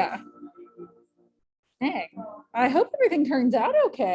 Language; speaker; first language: English; native; English